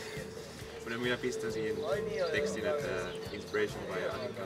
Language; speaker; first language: Finnish; non-native, learner; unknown